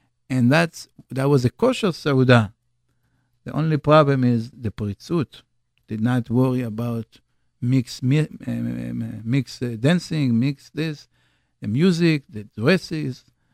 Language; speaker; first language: English; non-native, fluent; Hebrew